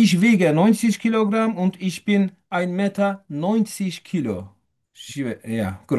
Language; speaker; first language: German; non-native, fluent; Turkish